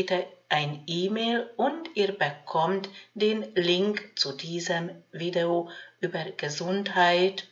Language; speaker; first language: German; non-native, fluent; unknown